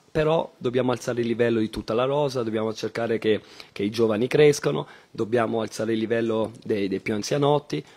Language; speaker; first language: Italian; native; Italian